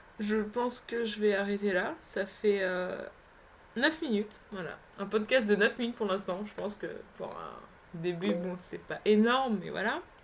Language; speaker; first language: French; early bilingual, other home language; Polish